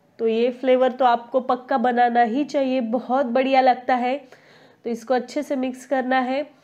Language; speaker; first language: Hindi; non-native, local second language; Marathi